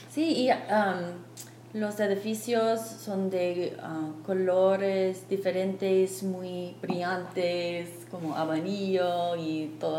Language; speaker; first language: Spanish; non-native, fluent; English